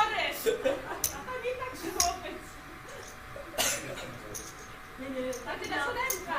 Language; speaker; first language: Polish; non-native, learner; Slovak